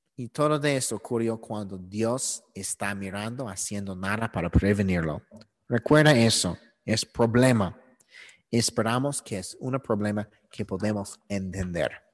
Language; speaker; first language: Spanish; non-native, learner; English